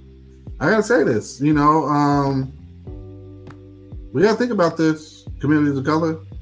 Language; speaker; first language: English; native; English